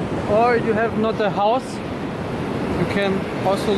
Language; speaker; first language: English; non-native, learner; German